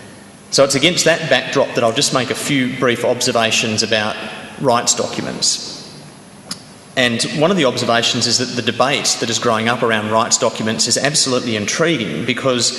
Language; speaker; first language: English; native; English